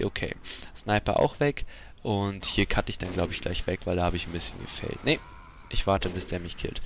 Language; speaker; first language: German; native; German